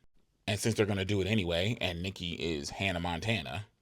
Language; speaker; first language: English; native; English